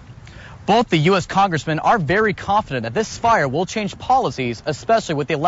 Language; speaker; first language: English; native; English